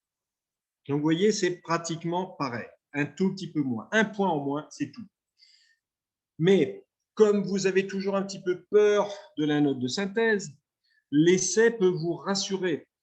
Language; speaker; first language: French; native; French